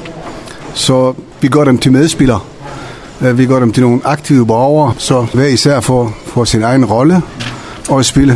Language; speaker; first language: Danish; non-native, fluent; Persian